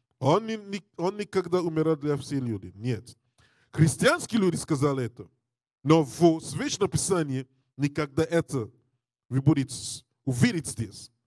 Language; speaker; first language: Russian; non-native, learner; English